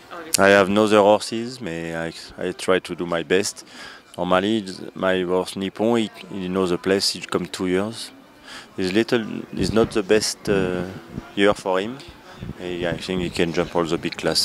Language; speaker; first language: English; non-native, learner; French